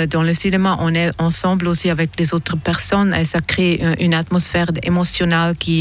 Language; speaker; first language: French; non-native, local second language; German